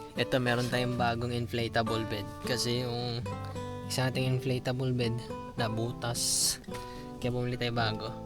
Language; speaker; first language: Filipino; non-native, local second language; Cebuano